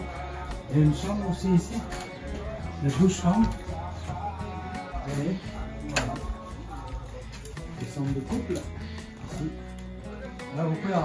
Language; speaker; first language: French; non-native, fluent; Nepali